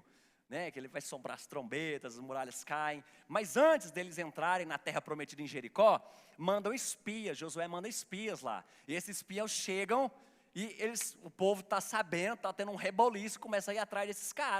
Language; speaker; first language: Portuguese; native; Portuguese